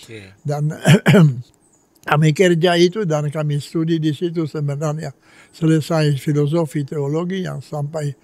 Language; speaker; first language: Indonesian; non-native, fluent; Polish